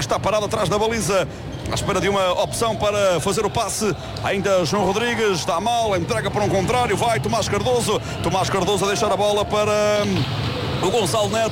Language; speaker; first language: Portuguese; native; Portuguese